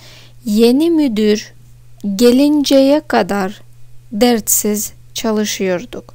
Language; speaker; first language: Turkish; non-native, fluent; Russian